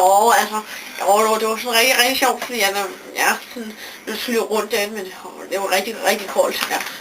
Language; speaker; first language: Danish; native; Danish